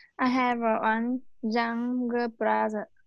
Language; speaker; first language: English; non-native, learner; Vietnamese